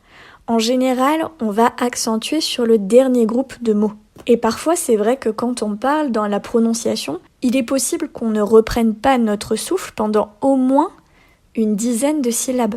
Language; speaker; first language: French; native; French